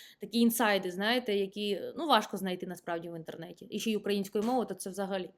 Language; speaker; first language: Ukrainian; native; Ukrainian